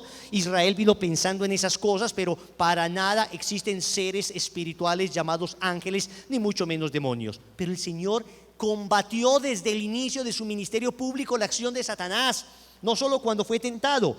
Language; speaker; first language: Spanish; native; Spanish